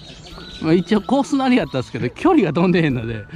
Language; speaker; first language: Japanese; native; Japanese